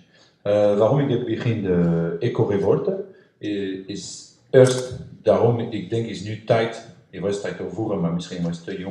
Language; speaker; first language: Dutch; non-native, learner; French